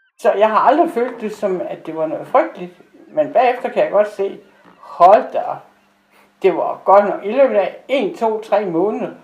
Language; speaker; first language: Danish; native; Danish